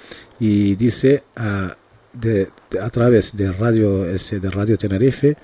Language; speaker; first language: Spanish; non-native, learner; Arabic